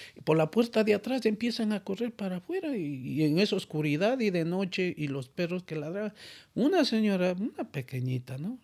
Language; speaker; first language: Spanish; native; Spanish